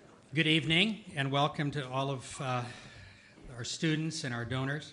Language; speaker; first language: English; native; English